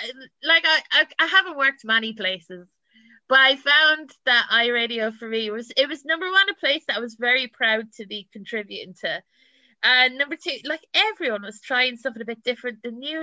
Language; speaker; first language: English; native; English